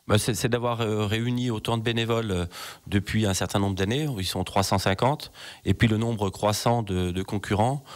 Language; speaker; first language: French; native; French